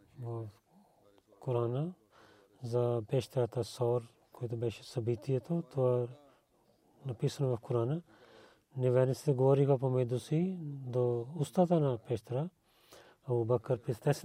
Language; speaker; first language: Bulgarian; non-native, learner; Urdu